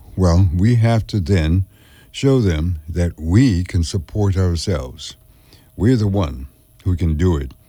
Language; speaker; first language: English; early bilingual, other home language; French